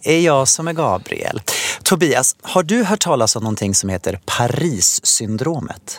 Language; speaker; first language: Swedish; native; Swedish